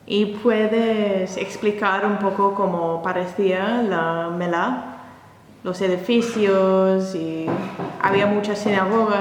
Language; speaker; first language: Spanish; non-native, learner; English